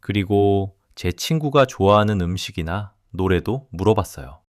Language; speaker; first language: Korean; early bilingual, heritage; English